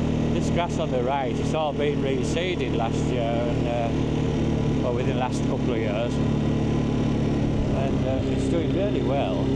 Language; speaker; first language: English; native; English